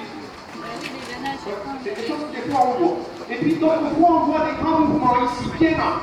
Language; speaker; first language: French; native; French